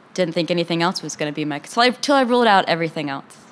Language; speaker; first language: English; native; English